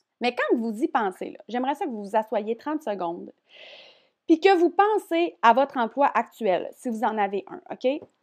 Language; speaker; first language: French; native; French